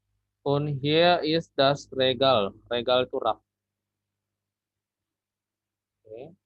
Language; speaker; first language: German; non-native, fluent; Indonesian